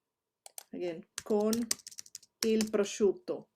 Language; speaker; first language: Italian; non-native, fluent; Spanish